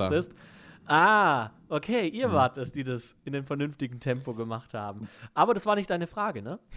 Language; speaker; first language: German; native; German